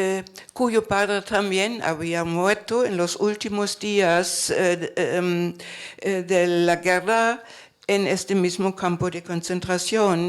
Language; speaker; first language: Spanish; non-native, fluent; German